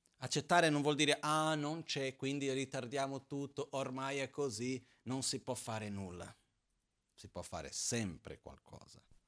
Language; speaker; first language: Italian; non-native, fluent; Portuguese